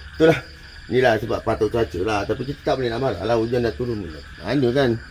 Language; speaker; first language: Malay; native; Malay